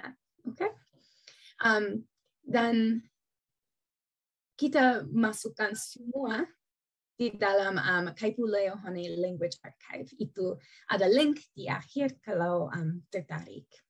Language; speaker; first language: Indonesian; non-native, learner; English